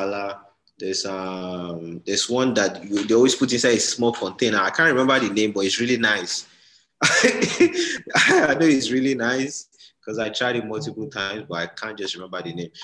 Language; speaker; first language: English; non-native, local second language; Yoruba